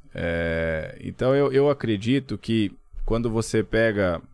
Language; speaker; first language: Portuguese; native; Portuguese